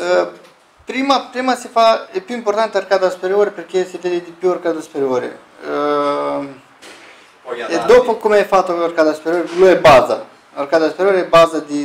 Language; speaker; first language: Italian; non-native, learner; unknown